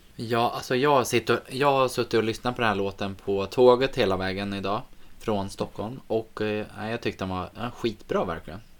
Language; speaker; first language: Swedish; native; Swedish